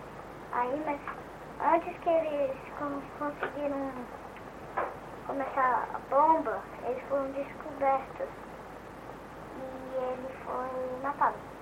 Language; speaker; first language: Portuguese; early bilingual, heritage; Portuguese